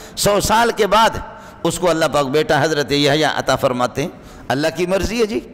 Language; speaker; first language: Urdu; non-native, local second language; Brahui